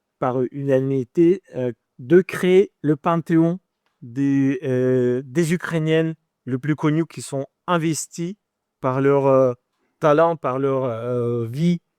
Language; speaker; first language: French; non-native, fluent; Ukrainian